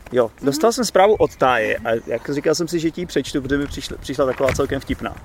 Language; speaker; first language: Czech; native; Czech